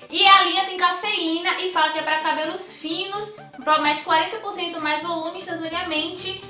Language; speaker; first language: Portuguese; native; Portuguese